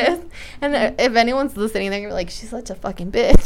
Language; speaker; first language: English; early bilingual, other home language; Spanish